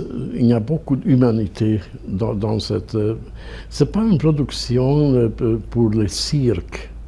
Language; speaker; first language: French; non-native, fluent; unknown